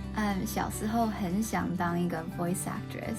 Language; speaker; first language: Chinese; early bilingual, heritage; Chinese